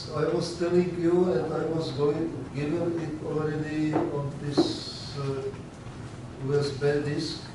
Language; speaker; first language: English; non-native, learner; Czech